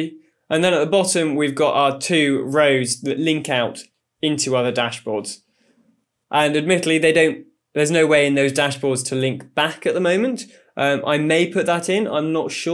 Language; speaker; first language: English; native; English